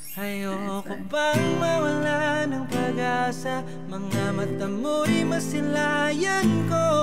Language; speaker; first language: Filipino; native; Filipino